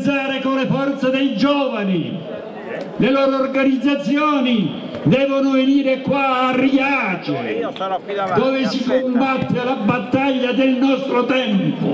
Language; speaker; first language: Italian; native; Italian